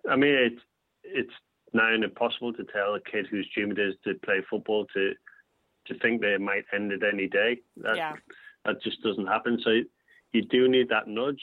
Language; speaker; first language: English; native; English